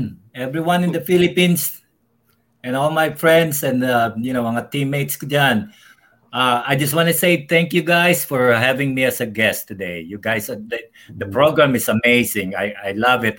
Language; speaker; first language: English; non-native, local second language; Filipino